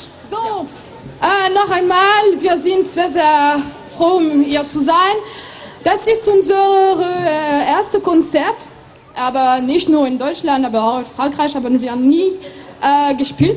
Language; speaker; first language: German; non-native, learner; French